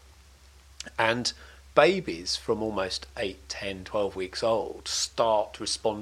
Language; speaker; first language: English; native; English